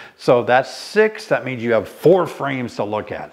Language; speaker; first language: English; native; English